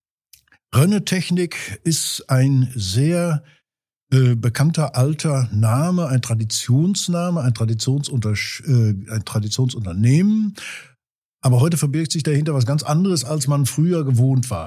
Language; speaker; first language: German; native; German